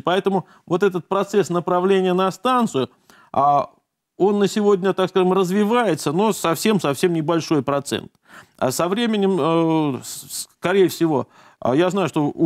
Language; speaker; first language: Russian; native; Russian